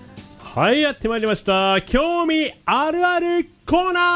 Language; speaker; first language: Japanese; native; Japanese